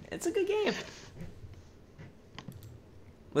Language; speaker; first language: English; native; English